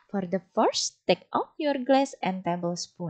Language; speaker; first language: English; non-native, fluent; Indonesian